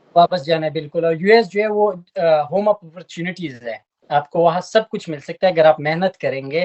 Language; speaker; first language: Urdu; non-native, local second language; Pashto